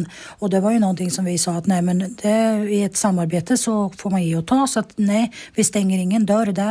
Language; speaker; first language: Swedish; native; Swedish